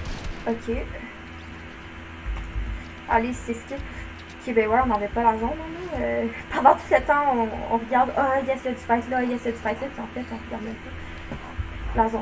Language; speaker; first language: French; native; French